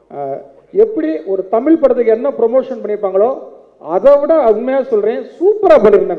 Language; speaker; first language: Tamil; non-native, local second language; Telugu